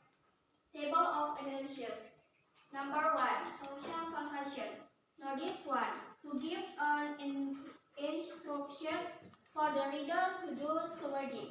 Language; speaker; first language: English; non-native, learner; Indonesian